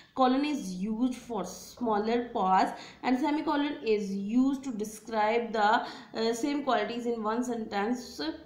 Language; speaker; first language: English; non-native, local second language; Urdu